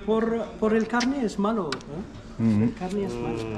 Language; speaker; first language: Spanish; non-native, learner; Arabic